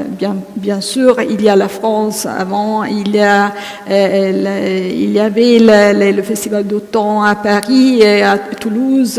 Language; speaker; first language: French; non-native, fluent; Italian